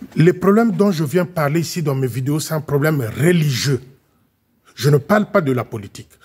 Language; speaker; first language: French; non-native, local second language; Lingala